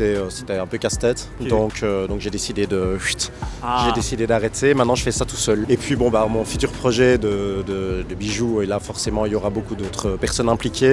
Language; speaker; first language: French; native; French